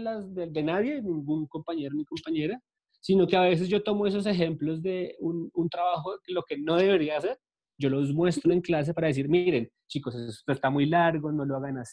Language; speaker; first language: Spanish; native; Spanish